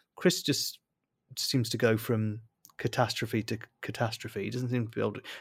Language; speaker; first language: English; native; English